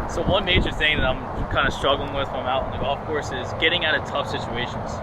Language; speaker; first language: English; native; English